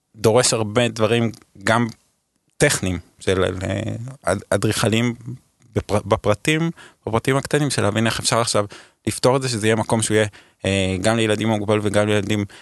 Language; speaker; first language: Hebrew; early bilingual, other home language; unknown